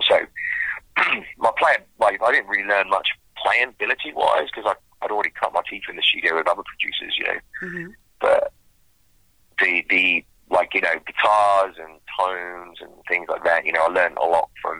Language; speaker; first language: English; native; English